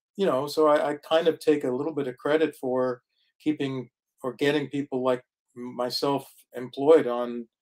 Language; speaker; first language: English; native; English